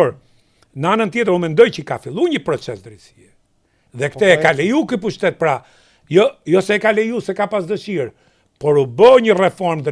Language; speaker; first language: Albanian; native; Albanian